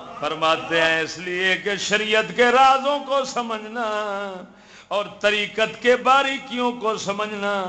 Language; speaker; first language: Urdu; non-native, local second language; Punjabi